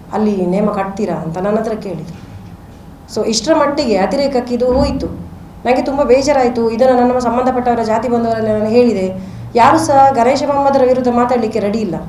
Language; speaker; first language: Kannada; non-native, local second language; Tulu